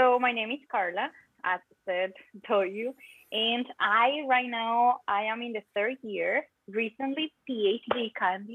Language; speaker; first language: English; non-native, fluent; Spanish